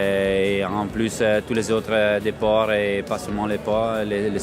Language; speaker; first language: French; non-native, fluent; Italian